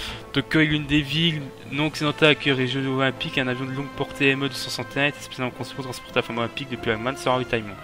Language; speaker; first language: French; native; French